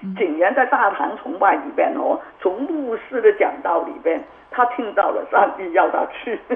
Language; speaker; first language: Chinese; non-native, local second language; Cantonese